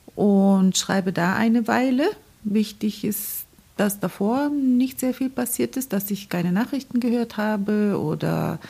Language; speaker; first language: German; non-native, fluent; Bulgarian